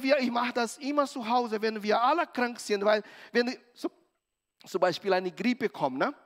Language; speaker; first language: German; non-native, fluent; Portuguese